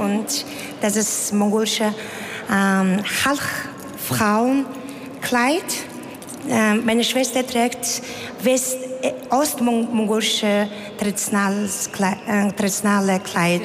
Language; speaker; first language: German; non-native, learner; Mongolian